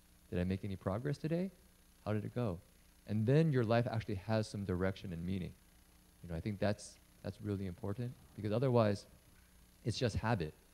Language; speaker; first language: English; early bilingual, other home language; Chinese